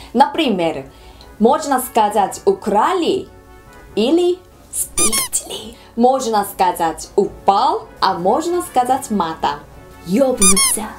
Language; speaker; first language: Russian; non-native, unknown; Korean